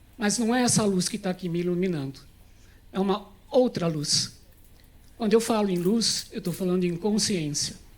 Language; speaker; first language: Portuguese; native; Portuguese